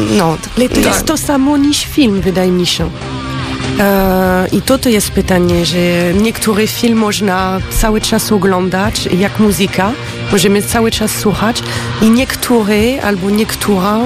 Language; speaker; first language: Polish; non-native, learner; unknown